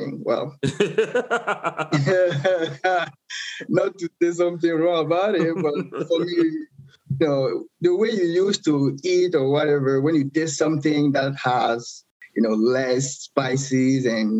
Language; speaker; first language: English; non-native, local second language; French